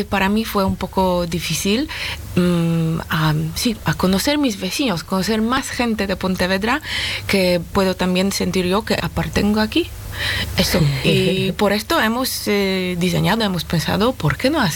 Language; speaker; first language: Spanish; non-native, learner; Polish